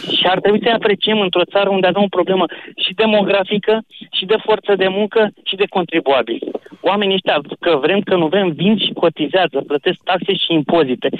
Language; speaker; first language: Romanian; native; Romanian